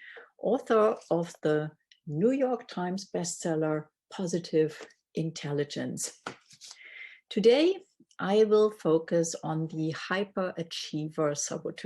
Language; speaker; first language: English; non-native, fluent; German